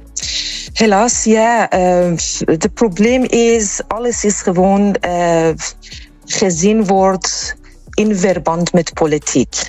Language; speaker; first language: Dutch; non-native, fluent; Persian